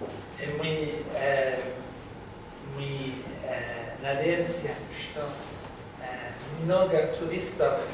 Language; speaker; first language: Russian; non-native, learner; English